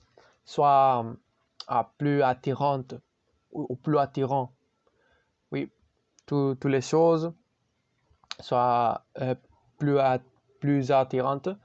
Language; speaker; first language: French; non-native, learner; Spanish